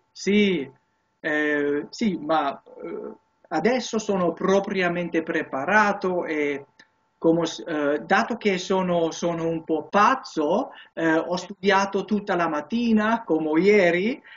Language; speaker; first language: Italian; non-native, learner; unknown